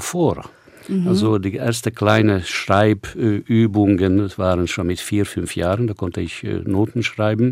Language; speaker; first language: German; non-native, fluent; Hungarian